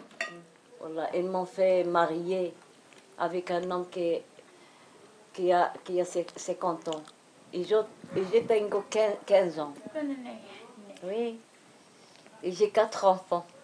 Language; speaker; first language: French; non-native, learner; Arabic